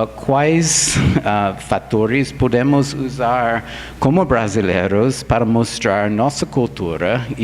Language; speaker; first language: Portuguese; non-native, fluent; English